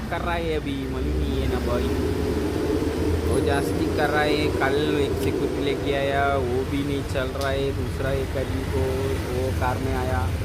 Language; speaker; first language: Hindi; non-native, local second language; Malayalam